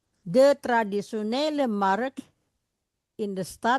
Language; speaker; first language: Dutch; non-native, fluent; Indonesian